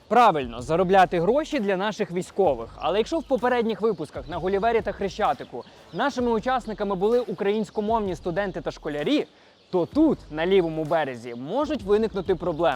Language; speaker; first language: Ukrainian; native; Ukrainian